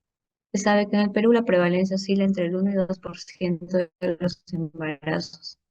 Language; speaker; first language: Spanish; native; Spanish